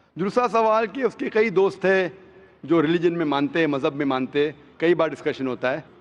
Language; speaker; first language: Hindi; non-native, local second language; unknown